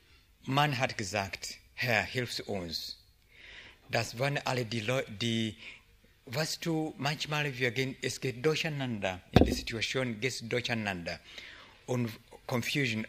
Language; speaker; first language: German; non-native, learner; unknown